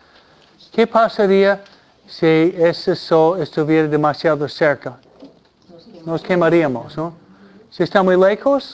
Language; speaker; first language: Spanish; non-native, fluent; English